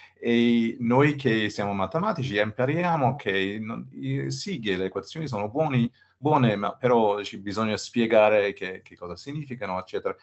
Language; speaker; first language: Italian; non-native, learner; English